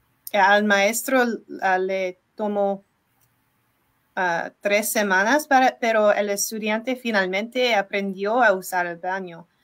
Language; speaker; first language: Spanish; non-native, learner; English